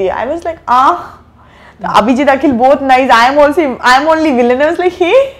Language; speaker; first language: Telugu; non-native, learner; Gujarati